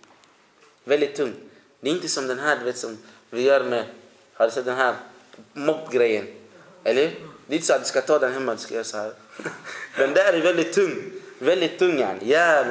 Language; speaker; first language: Swedish; early bilingual, other home language; Arabic